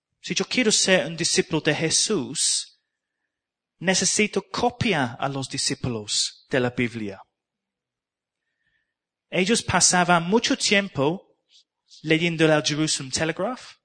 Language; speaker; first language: Spanish; non-native, learner; English